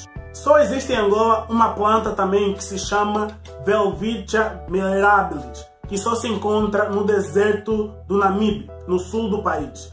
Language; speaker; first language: Portuguese; native; Portuguese